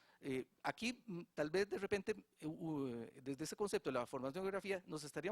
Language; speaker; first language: Spanish; native; Spanish